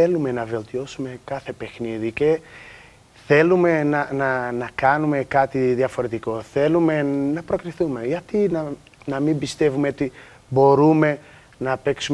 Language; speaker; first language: Greek; non-native, learner; Portuguese